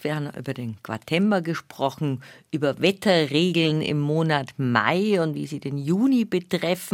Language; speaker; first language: German; native; German